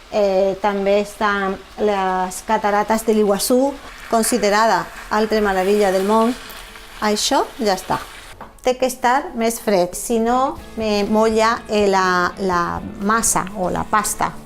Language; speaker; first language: Catalan; non-native, fluent; Spanish